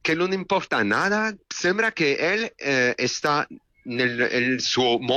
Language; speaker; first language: Spanish; non-native, fluent; French